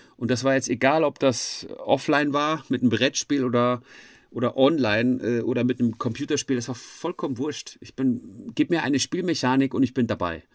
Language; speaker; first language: German; native; German